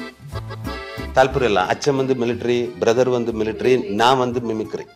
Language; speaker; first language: Tamil; non-native, learner; Malayalam